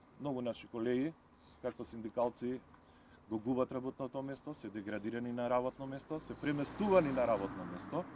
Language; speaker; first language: Macedonian; native; Macedonian